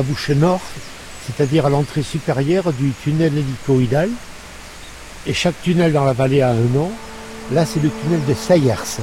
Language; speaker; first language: French; native; French